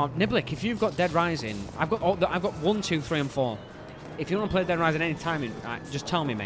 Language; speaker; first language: English; native; English